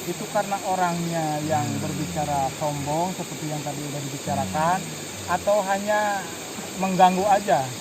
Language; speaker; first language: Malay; non-native, local second language; Sundanese